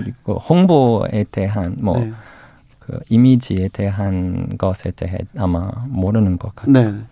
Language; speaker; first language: Korean; non-native, learner; English